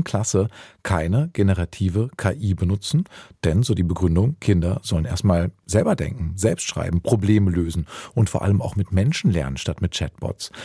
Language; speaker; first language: German; native; German